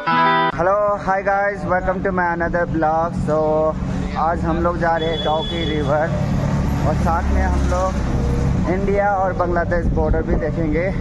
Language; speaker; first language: Hindi; non-native, local second language; Nepali